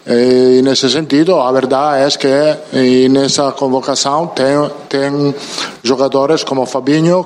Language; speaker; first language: Spanish; non-native, fluent; Italian